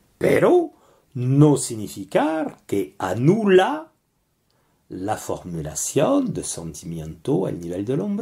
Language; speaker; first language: Spanish; non-native, learner; French